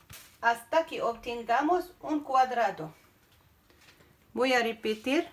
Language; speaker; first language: Spanish; non-native, fluent; Arabic